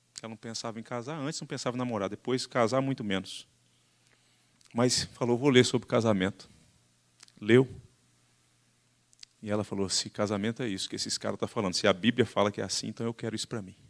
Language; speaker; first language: Portuguese; native; Portuguese